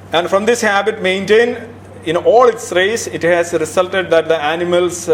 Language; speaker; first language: English; non-native, local second language; Malayalam